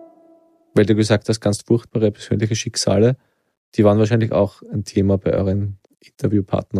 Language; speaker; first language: German; native; German